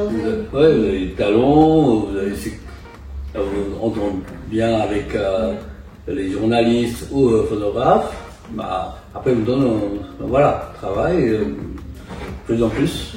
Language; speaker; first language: French; non-native, fluent; Japanese